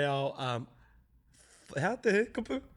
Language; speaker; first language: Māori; non-native, local second language; English